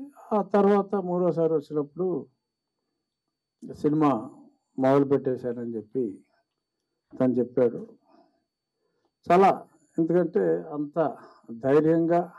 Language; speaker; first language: Telugu; native; Telugu